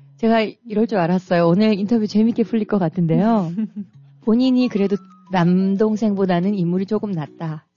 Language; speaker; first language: Korean; native; Korean